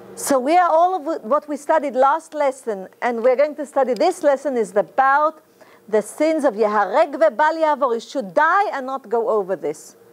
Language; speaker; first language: English; non-native, fluent; Hebrew